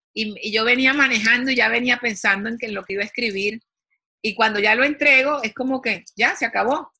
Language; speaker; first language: Spanish; native; Spanish